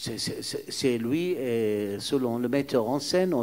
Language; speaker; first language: French; non-native, fluent; Arabic